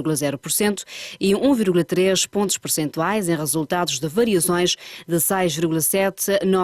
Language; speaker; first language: Portuguese; non-native, local second language; Kabuverdianu